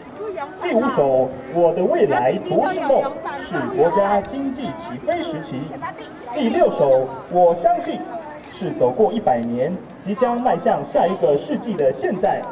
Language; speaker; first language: Chinese; native; Chinese